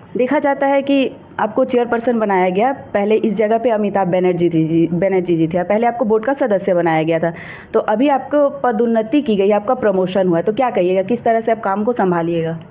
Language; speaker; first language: Hindi; native; Hindi